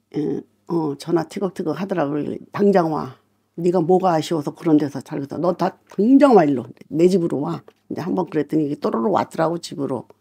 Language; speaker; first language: Korean; native; Korean